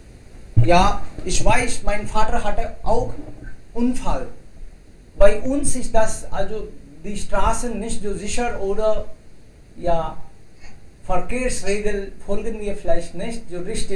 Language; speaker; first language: German; non-native, fluent; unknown